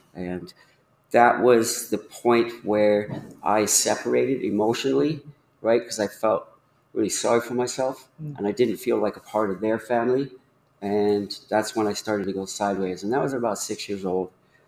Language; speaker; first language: English; native; English